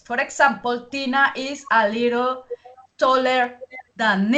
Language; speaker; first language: English; non-native, learner; Spanish